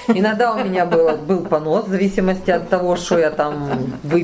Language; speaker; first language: Russian; native; Russian